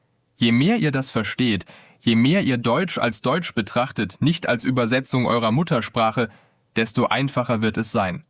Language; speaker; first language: German; non-native, fluent; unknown